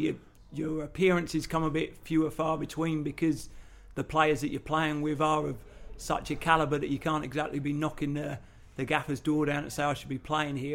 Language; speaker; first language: English; native; English